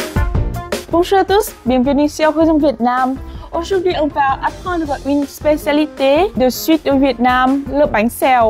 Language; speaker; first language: French; non-native, fluent; Vietnamese